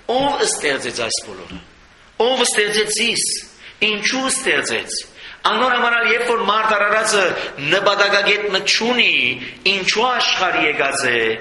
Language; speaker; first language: Armenian; native; Armenian